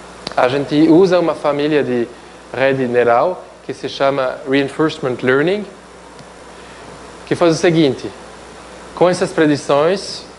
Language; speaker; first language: Portuguese; non-native, fluent; French